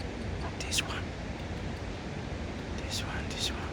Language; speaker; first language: English; non-native, fluent; Somali